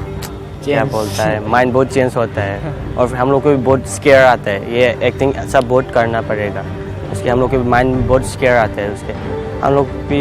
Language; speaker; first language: Hindi; non-native, local second language; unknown